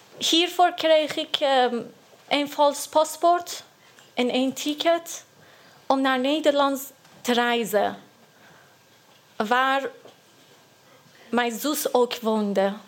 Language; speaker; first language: Dutch; non-native, learner; Persian